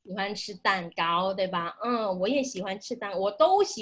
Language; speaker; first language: Chinese; non-native, fluent; Indonesian